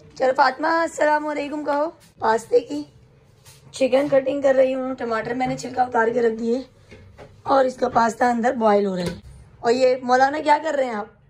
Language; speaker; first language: Urdu; native; Urdu